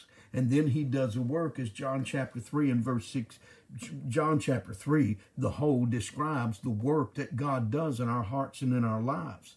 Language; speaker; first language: English; native; English